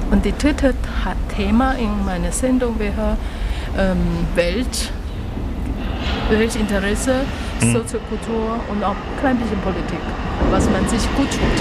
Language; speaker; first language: German; non-native, learner; Chinese